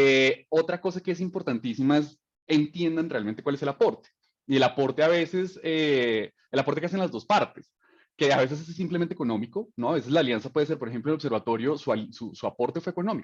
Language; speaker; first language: Spanish; native; Spanish